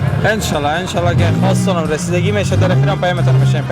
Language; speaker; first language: Persian; native; Persian